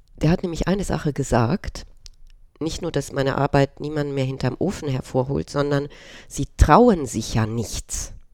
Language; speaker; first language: German; early bilingual, other home language; Romanian